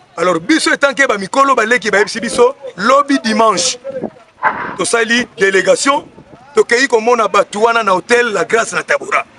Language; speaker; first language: Lingala; non-native, local second language; Kongo